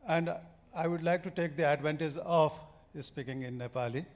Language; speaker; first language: English; non-native, local second language; Nepali